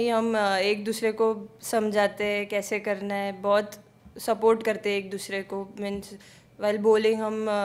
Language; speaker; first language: Hindi; native; Hindi